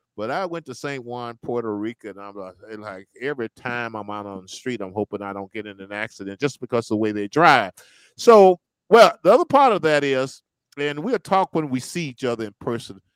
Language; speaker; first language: English; native; English